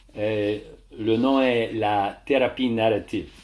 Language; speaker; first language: French; non-native, learner; English